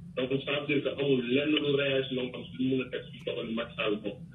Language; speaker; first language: Wolof; native; Wolof